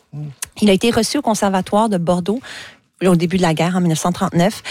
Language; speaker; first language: French; native; French